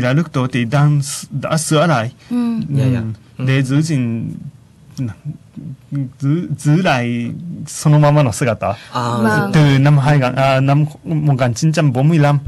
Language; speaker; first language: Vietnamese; non-native, fluent; Japanese